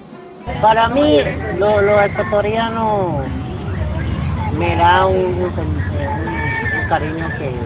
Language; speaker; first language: Spanish; non-native, learner; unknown